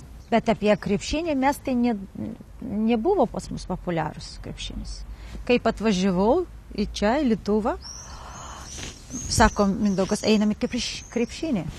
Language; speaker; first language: Lithuanian; non-native, learner; Kazakh